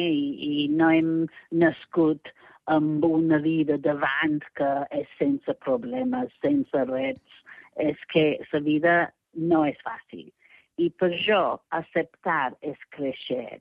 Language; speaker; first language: Catalan; non-native, fluent; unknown